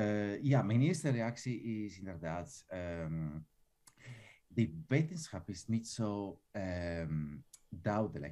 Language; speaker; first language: Dutch; non-native, fluent; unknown